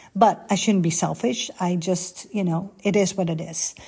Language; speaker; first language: English; non-native, fluent; Dutch